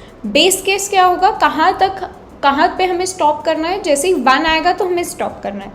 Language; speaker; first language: Hindi; native; Hindi